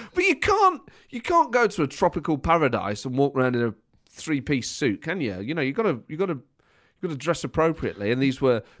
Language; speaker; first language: English; native; English